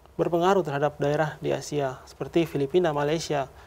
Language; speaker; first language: Indonesian; native; Indonesian